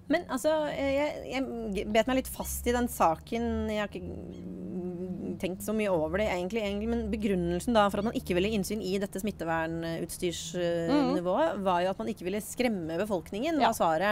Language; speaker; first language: Norwegian; native; Norwegian